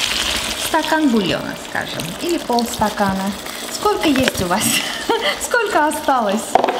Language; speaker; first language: Russian; non-native, fluent; Armenian